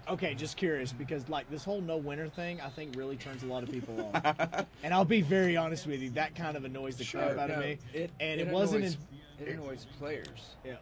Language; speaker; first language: English; native; English